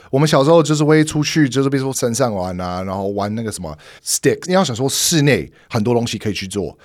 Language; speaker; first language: Chinese; non-native, fluent; English